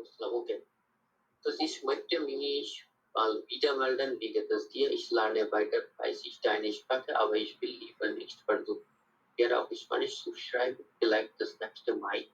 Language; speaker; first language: German; non-native, learner; Bangla